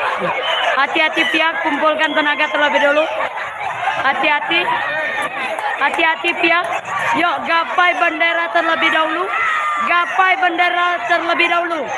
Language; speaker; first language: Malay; non-native, local second language; Minangkabau